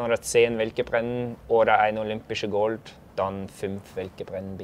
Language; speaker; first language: German; non-native, fluent; Norwegian